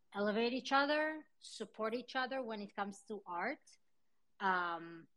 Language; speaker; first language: English; early bilingual, other home language; Hebrew